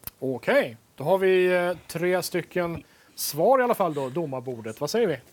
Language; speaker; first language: Swedish; native; Swedish